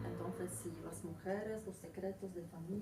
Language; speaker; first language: Spanish; non-native, fluent; Czech